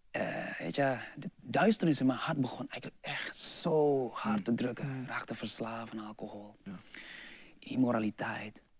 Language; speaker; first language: Dutch; non-native, fluent; Indonesian